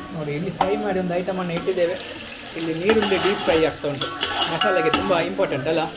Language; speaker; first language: Kannada; non-native, local second language; Tulu